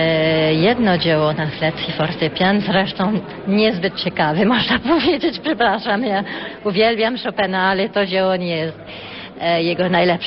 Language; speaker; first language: Polish; early bilingual, heritage; Polish